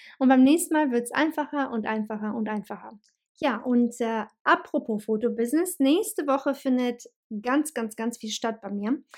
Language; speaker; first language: German; early bilingual, other home language; Bosnian